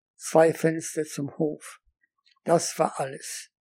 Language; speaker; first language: German; non-native, fluent; Polish